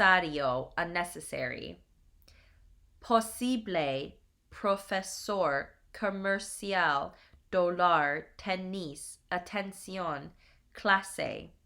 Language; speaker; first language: Spanish; non-native, learner; English